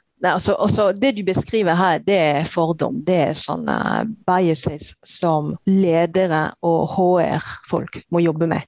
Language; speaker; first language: Norwegian; non-native, fluent; French